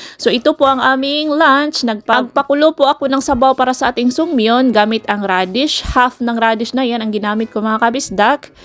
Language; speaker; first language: Filipino; non-native, local second language; Cebuano